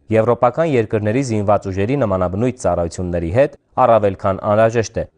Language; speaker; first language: Armenian; native; Armenian